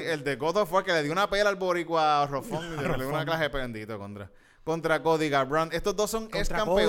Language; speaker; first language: Spanish; native; Spanish